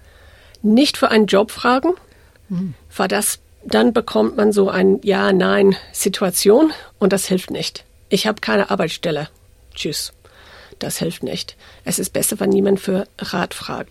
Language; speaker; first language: German; non-native, fluent; English